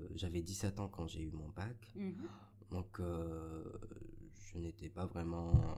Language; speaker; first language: French; non-native, local second language; Arabic